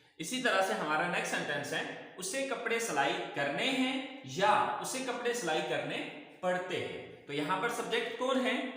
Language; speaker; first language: Urdu; native; Urdu